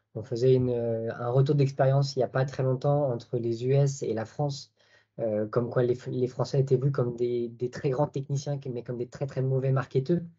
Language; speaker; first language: French; native; French